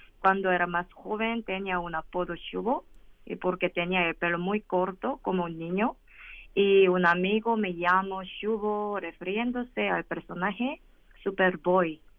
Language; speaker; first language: Spanish; non-native, learner; Korean